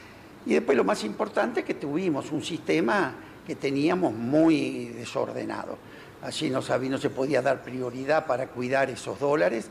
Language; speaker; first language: Spanish; native; Spanish